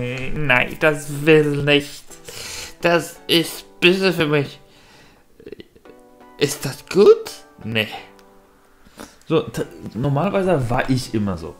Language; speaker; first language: German; non-native, learner; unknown